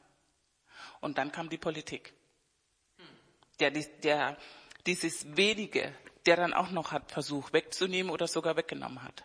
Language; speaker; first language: German; non-native, fluent; Spanish